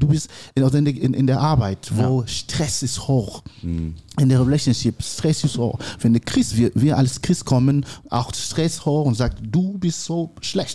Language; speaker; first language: German; non-native, learner; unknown